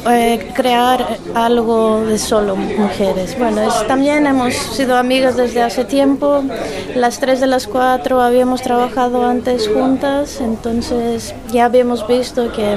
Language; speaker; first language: Spanish; non-native, fluent; Greek